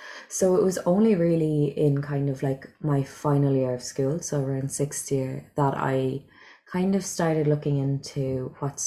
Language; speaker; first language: English; native; English